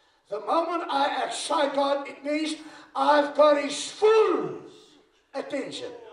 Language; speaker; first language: English; non-native, local second language; Afrikaans